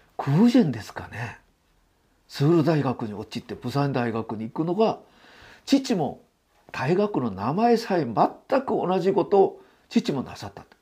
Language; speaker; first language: Japanese; non-native, fluent; Korean